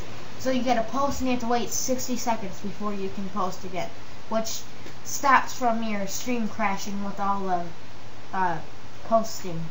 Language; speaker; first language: English; native; English